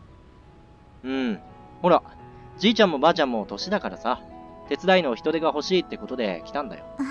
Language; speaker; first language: Japanese; native; Japanese